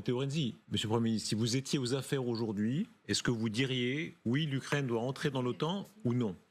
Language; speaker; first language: French; native; French